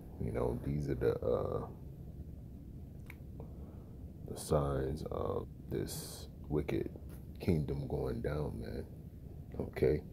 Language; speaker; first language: English; native; English